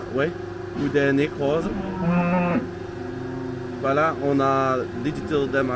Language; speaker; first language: French; non-native, local second language; Dutch